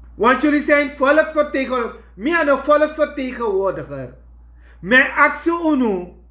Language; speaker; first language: Dutch; native; Dutch